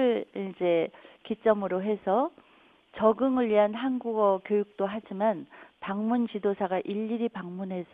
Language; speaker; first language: Korean; native; Korean